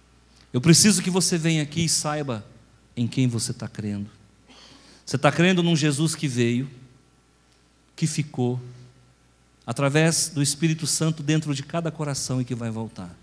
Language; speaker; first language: Portuguese; native; Portuguese